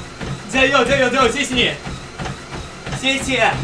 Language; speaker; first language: Chinese; non-native, learner; Russian